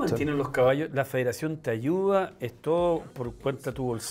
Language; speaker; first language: Spanish; native; Spanish